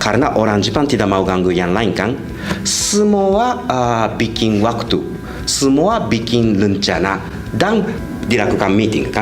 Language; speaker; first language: Indonesian; non-native, fluent; Japanese